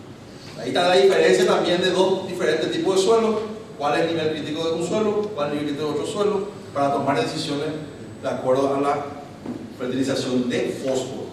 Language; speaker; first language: Spanish; native; Spanish